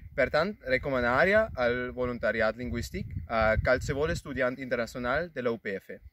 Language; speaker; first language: Catalan; non-native, learner; German